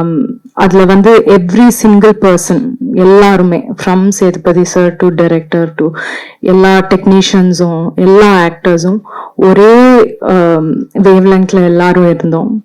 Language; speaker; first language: Tamil; non-native, local second language; Malayalam